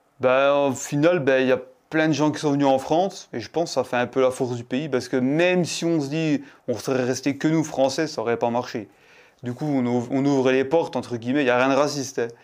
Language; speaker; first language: French; native; French